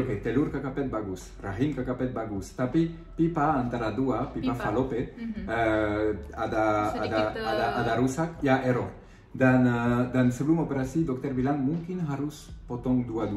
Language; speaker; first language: Indonesian; non-native, fluent; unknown